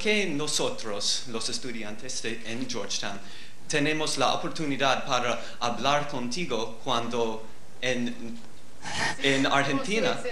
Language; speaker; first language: Spanish; non-native, learner; English